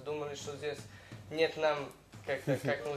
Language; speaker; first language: Russian; non-native, learner; Serbian